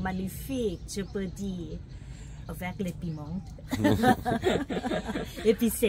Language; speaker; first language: French; non-native, fluent; Thai